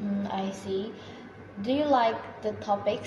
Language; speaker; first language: English; non-native, fluent; Indonesian